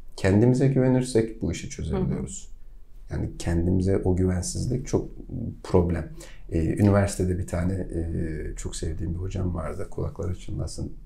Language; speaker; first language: Turkish; native; Turkish